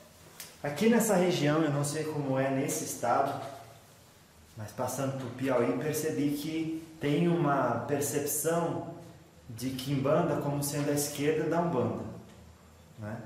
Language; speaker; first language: Portuguese; native; Portuguese